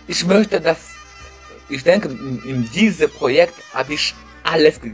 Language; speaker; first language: German; non-native, learner; French